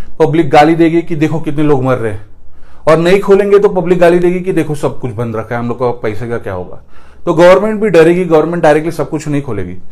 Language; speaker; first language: Hindi; non-native, local second language; Marathi